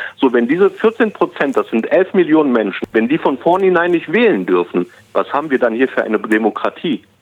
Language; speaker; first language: German; early bilingual, other home language; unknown